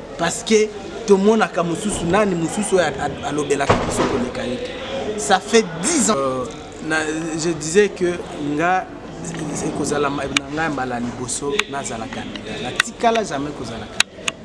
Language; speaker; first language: Lingala; non-native, local second language; Swahili